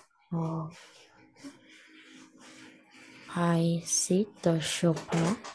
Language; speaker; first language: English; non-native, learner; Korean